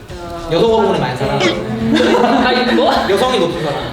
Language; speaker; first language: Korean; native; Korean